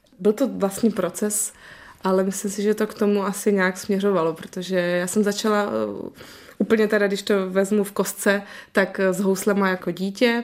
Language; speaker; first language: Czech; native; Czech